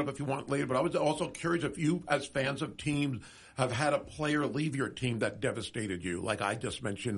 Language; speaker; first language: English; native; English